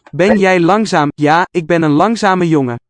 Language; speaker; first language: Dutch; non-native, learner; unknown